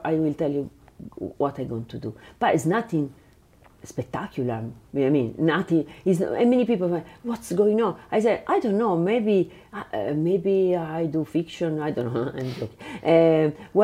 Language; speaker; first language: English; non-native, learner; Italian